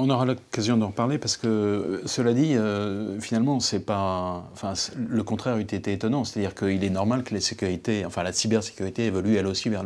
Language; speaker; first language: French; native; French